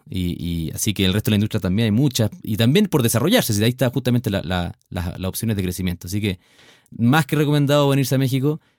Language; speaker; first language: Spanish; native; Spanish